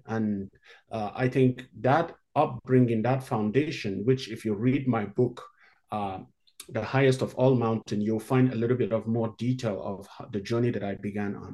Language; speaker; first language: English; non-native, local second language; Hausa